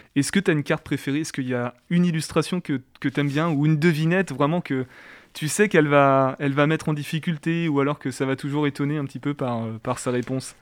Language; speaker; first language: French; native; French